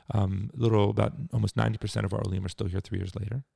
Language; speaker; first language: English; native; English